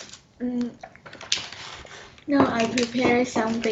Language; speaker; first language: English; non-native, learner; Chinese